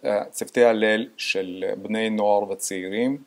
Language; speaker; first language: Hebrew; non-native, fluent; Russian